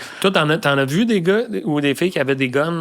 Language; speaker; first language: French; native; French